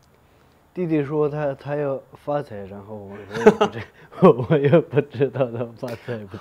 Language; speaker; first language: Chinese; non-native, local second language; Tibetan